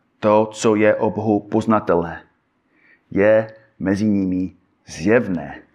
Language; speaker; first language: Czech; non-native, fluent; English